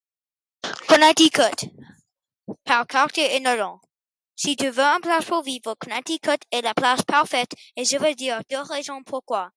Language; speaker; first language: French; non-native, learner; English